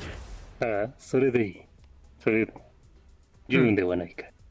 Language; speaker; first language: Japanese; non-native, learner; English